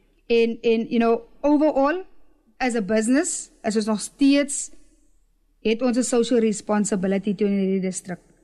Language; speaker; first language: English; non-native, local second language; Afrikaans